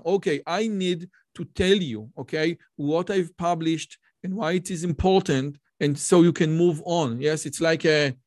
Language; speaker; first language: English; non-native, fluent; Hebrew